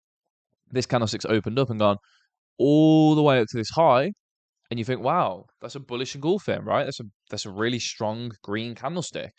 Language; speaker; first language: English; native; English